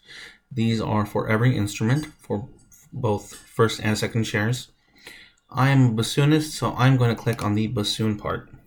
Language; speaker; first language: English; native; English